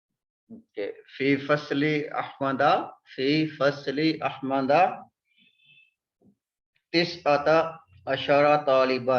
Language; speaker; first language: Arabic; non-native, fluent; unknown